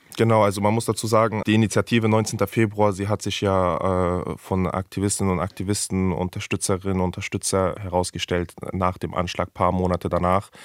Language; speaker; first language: German; early bilingual, other home language; Persian